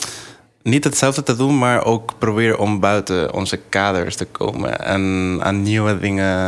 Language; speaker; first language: Dutch; non-native, fluent; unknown